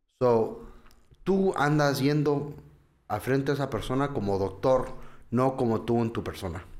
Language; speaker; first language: Spanish; early bilingual, heritage; English